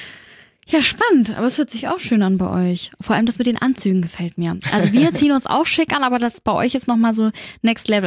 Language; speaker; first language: German; native; German